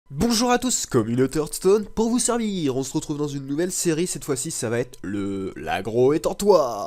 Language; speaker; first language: French; native; French